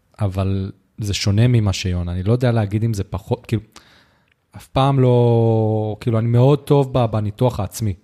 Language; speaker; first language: Hebrew; native; Hebrew